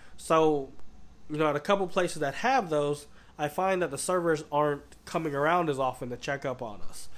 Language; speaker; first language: English; native; English